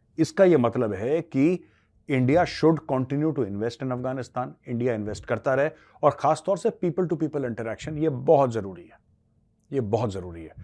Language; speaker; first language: Hindi; native; Hindi